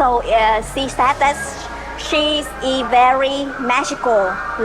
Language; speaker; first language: English; non-native, learner; Vietnamese